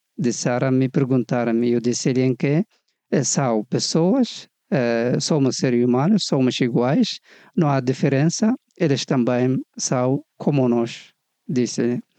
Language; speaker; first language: Portuguese; non-native, fluent; Tigrinya